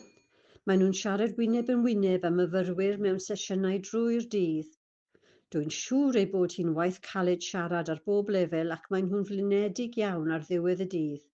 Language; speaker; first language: Welsh; non-native, fluent; English